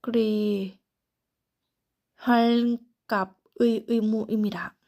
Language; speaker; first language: Korean; non-native, learner; Thai